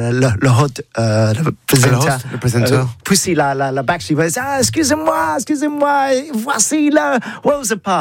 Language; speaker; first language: French; non-native, learner; English